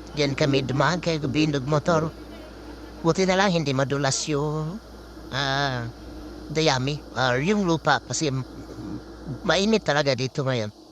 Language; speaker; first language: Filipino; native; Filipino